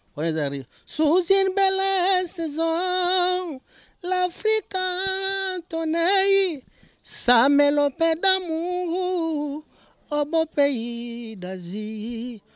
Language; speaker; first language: French; non-native, local second language; Lingala